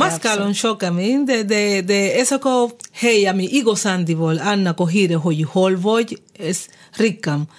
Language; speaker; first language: Hungarian; non-native, fluent; Spanish